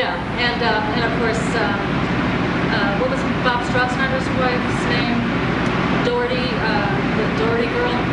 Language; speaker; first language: English; native; English